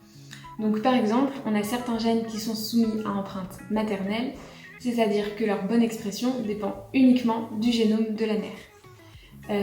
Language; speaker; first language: French; native; French